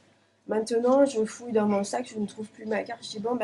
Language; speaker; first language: French; native; French